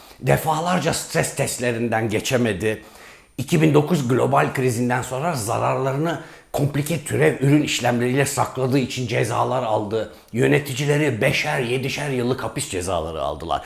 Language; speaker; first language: Turkish; native; Turkish